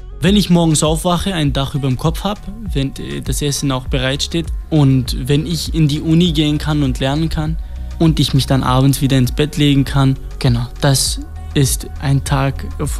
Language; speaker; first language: German; non-native, fluent; Kurdish